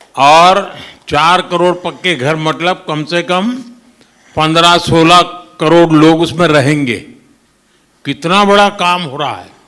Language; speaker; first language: Hindi; non-native, local second language; Gujarati